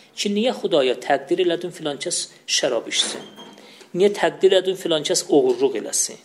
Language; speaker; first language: Persian; non-native, local second language; Azerbaijani